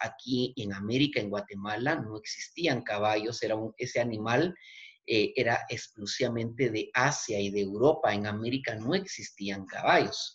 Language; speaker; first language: Spanish; native; Spanish